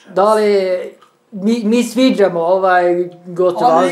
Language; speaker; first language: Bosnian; non-native, learner; Norwegian